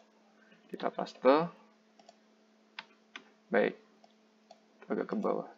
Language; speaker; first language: Indonesian; native; Indonesian